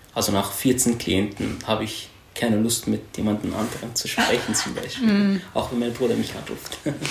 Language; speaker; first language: German; non-native, fluent; Arabic